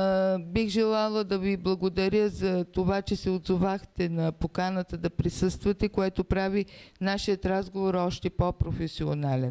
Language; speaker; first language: Bulgarian; native; Bulgarian